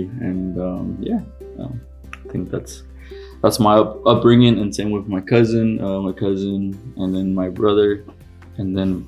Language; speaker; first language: English; early bilingual, other home language; Spanish